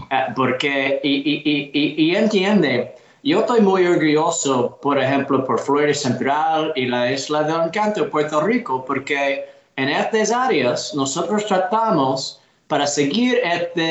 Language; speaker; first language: Spanish; non-native, learner; English